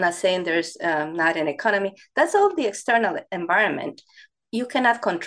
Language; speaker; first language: English; non-native, fluent; Spanish